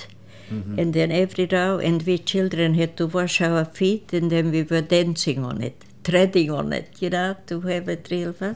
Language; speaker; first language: English; non-native, fluent; Croatian